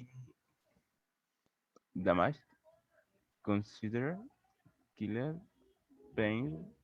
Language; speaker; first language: English; non-native, learner; Spanish